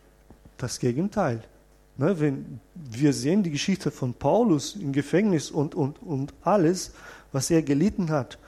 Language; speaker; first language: German; non-native, fluent; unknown